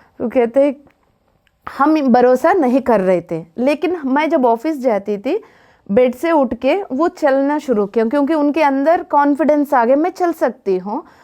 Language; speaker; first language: Hindi; non-native, local second language; Telugu